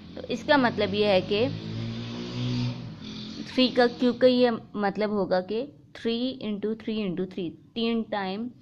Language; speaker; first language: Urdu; native; Urdu